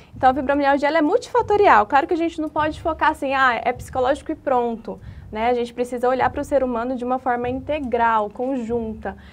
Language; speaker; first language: Portuguese; native; Portuguese